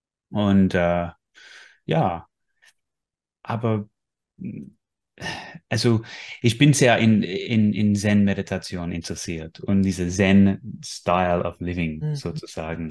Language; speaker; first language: German; non-native, fluent; English